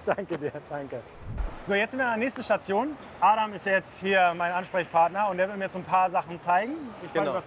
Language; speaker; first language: German; native; German